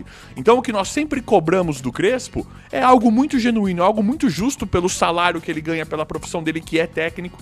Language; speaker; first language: Portuguese; native; Portuguese